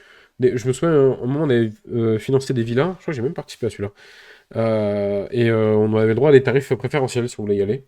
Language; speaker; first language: French; native; French